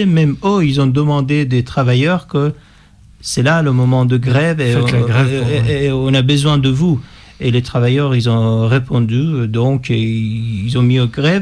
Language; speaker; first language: French; non-native, fluent; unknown